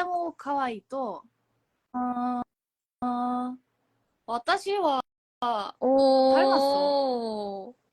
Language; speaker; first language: Japanese; non-native, learner; Korean